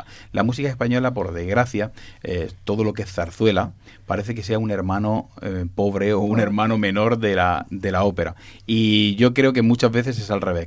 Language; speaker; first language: Spanish; native; Spanish